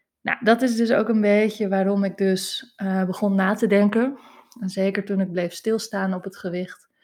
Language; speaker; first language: Dutch; native; Dutch